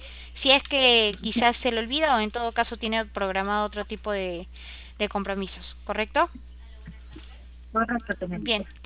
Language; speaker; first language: Spanish; native; Spanish